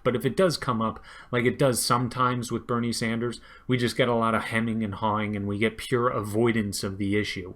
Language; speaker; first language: English; native; English